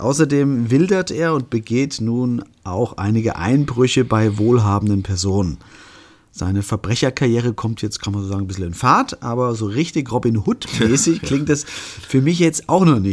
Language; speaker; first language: German; native; German